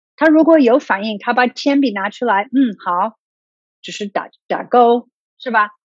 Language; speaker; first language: Chinese; non-native, fluent; English